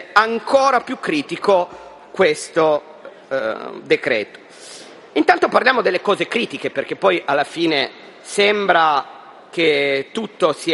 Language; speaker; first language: Italian; native; Italian